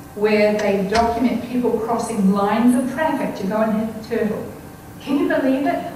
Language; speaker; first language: English; native; English